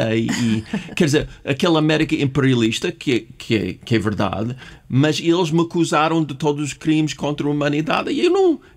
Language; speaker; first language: Portuguese; non-native, fluent; English